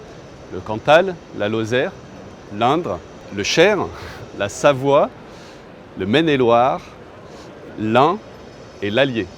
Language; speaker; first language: French; native; French